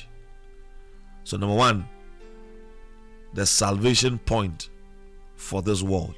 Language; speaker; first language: English; non-native, local second language; Akan